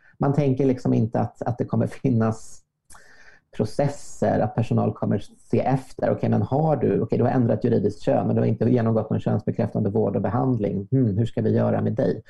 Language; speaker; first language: Swedish; native; Swedish